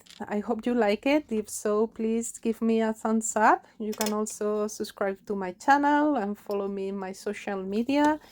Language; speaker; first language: English; non-native, fluent; Spanish